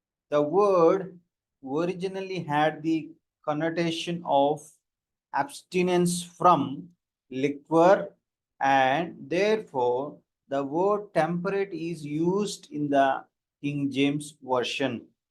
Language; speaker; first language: English; non-native, local second language; Telugu